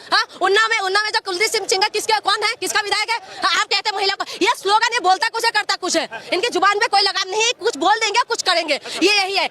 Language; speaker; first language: Hindi; non-native, local second language; Assamese